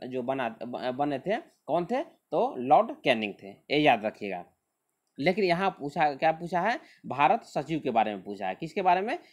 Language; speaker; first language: Hindi; native; Hindi